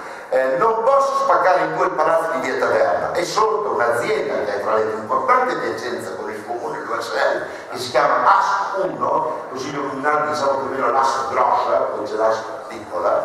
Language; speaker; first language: Italian; native; Italian